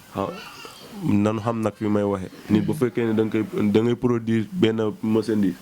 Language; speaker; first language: Wolof; native; Wolof